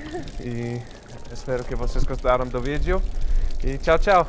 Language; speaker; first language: Portuguese; non-native, fluent; English